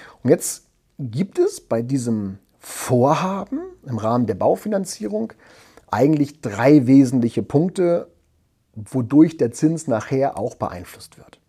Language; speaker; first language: German; native; German